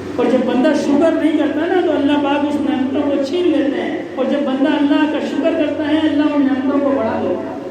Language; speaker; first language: Urdu; non-native, local second language; Punjabi